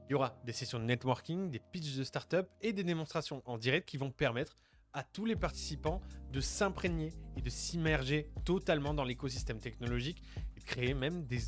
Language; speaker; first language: French; native; French